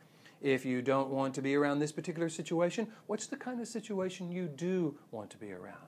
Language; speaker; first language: English; native; English